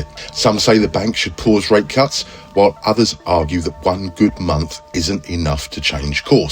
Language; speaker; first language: English; native; English